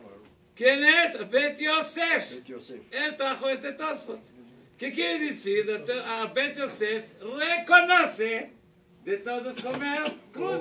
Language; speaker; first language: Spanish; non-native, learner; Hebrew